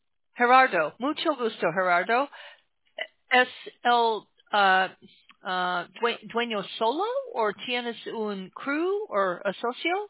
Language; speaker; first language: Spanish; non-native, learner; English